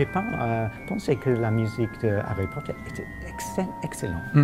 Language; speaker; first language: French; non-native, fluent; English